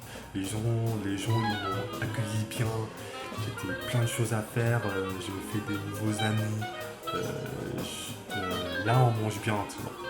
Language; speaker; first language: French; non-native, fluent; English